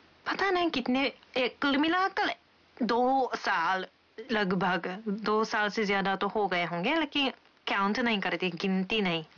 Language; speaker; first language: Hindi; non-native, fluent; Japanese